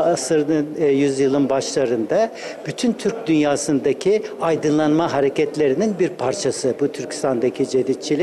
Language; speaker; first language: Turkish; early bilingual, other home language; Uzbek